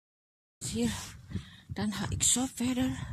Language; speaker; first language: Dutch; non-native, learner; Indonesian